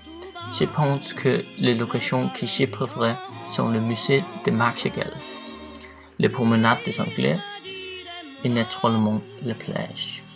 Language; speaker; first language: French; non-native, learner; Danish